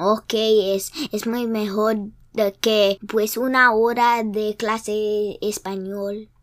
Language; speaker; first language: Spanish; early bilingual, heritage; English